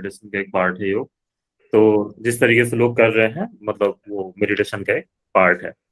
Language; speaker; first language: Hindi; native; Hindi